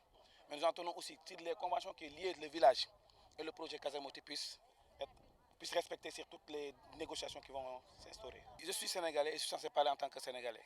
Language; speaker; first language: French; non-native, local second language; Wolof